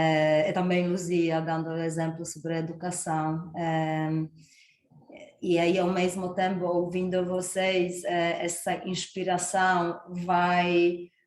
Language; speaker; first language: Portuguese; non-native, fluent; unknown